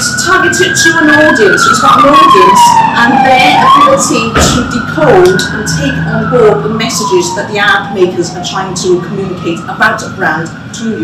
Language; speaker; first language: English; native; English